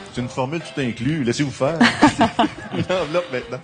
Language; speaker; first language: French; native; French